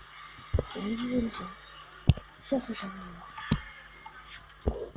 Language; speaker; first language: French; native; French